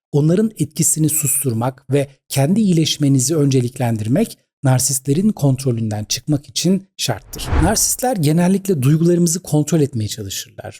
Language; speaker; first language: Turkish; native; Turkish